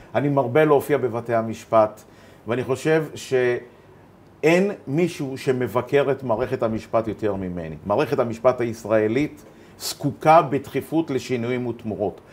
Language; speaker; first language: Hebrew; native; Hebrew